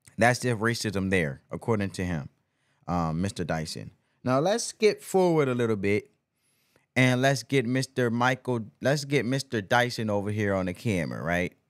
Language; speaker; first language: English; native; English